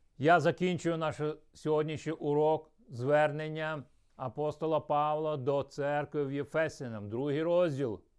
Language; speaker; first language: Ukrainian; early bilingual, other home language; Russian